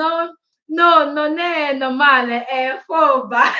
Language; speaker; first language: Italian; non-native, learner; Igbo